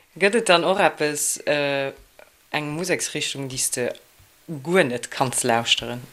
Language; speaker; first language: Luxembourgish; native; Luxembourgish